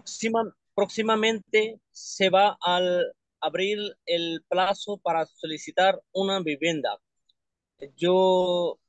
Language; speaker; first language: Spanish; non-native, learner; Punjabi